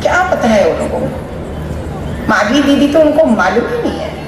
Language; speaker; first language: Hindi; non-native, local second language; Telugu